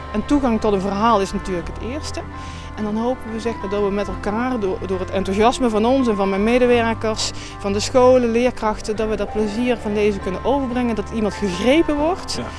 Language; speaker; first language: Dutch; native; Dutch